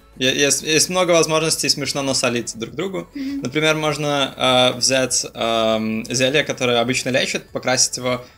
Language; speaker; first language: Russian; native; Russian